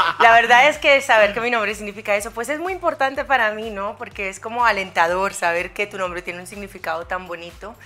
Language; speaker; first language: Spanish; non-native, fluent; Haitian Creole